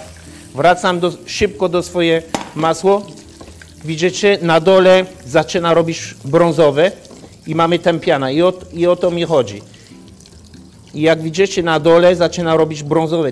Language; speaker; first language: Polish; non-native, learner; French